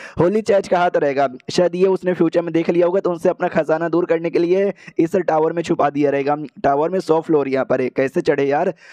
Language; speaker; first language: Hindi; native; Hindi